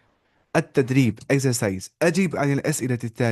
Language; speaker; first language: Arabic; non-native, fluent; Urdu